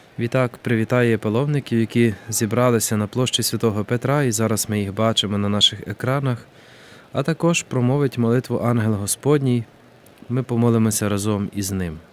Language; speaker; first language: Ukrainian; native; Ukrainian